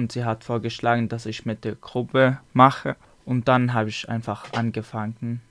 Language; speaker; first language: German; non-native, learner; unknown